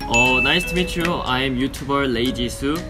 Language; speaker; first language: English; non-native, learner; Korean